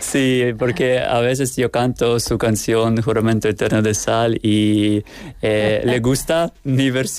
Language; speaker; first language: Spanish; non-native, learner; Ukrainian